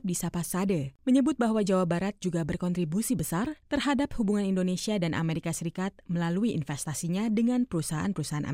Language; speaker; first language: Indonesian; native; Indonesian